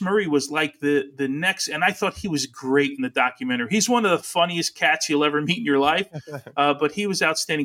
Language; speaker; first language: English; early bilingual, other home language; Italian